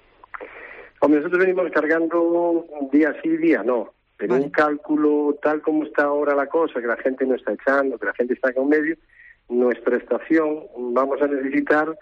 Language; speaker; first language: Spanish; native; Spanish